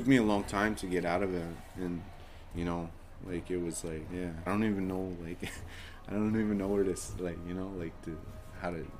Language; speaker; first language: English; native; English